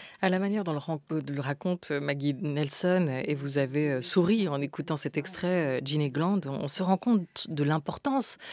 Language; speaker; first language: French; native; French